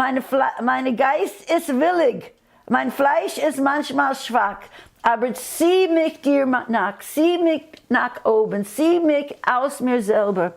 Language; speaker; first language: German; non-native, fluent; English